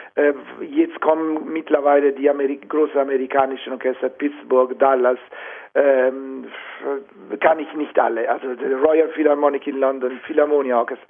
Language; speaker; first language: German; non-native, fluent; Italian